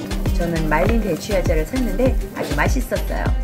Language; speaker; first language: Korean; native; Korean